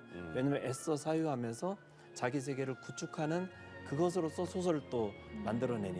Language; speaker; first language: Korean; native; Korean